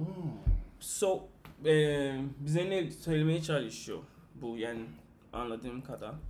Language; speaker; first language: Turkish; non-native, learner; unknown